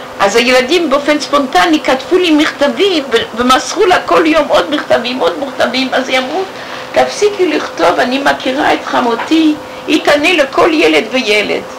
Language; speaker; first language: Hebrew; non-native, fluent; French